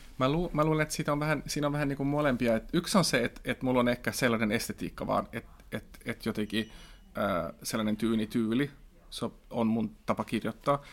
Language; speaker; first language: Finnish; non-native, local second language; Swedish